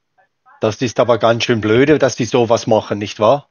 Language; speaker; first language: German; native; German